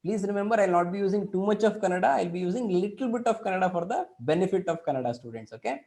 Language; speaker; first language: English; non-native, local second language; Kannada